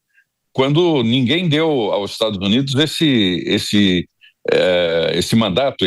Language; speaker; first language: Portuguese; native; Portuguese